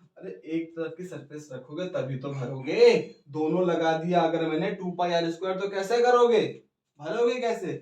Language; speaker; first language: Hindi; native; Hindi